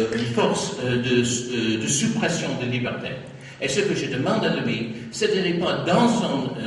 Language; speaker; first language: French; non-native, fluent; English